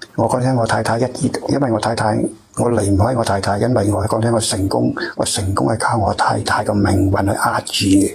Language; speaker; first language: Cantonese; native; Cantonese